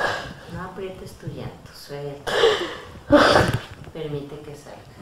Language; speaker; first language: Spanish; native; Spanish